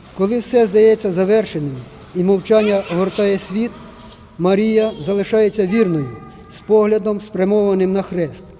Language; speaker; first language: Ukrainian; native; Ukrainian